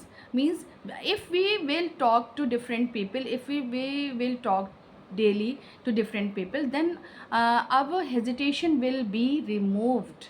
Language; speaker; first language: English; non-native, local second language; Hindi